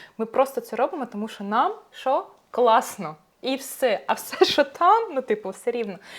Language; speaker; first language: Ukrainian; native; Ukrainian